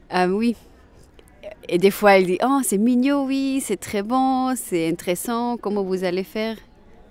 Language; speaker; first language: French; non-native, local second language; German